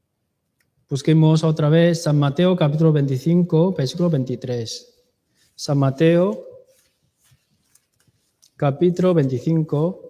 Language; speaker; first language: Spanish; non-native, learner; Chinese